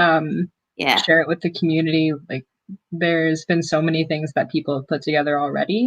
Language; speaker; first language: English; native; English